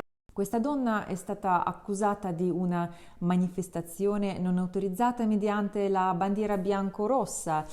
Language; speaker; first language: Italian; non-native, fluent; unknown